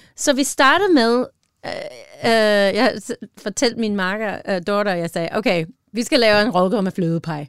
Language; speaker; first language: Danish; non-native, learner; English